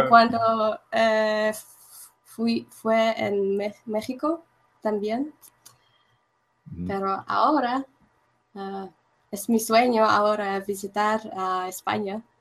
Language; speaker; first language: Spanish; non-native, learner; Russian